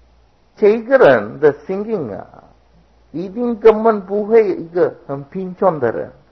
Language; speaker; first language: Chinese; non-native, fluent; Sinhala